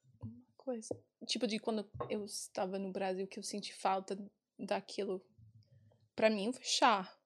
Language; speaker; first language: Portuguese; non-native, fluent; English